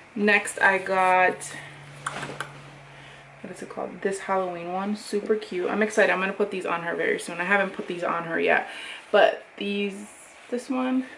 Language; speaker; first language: English; native; English